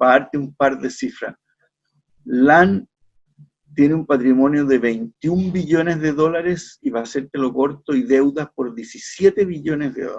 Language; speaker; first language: Spanish; native; Spanish